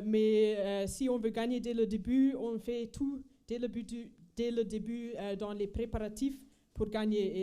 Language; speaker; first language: French; non-native, fluent; Afrikaans